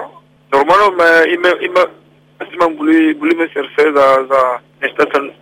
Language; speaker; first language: Bulgarian; non-native, learner; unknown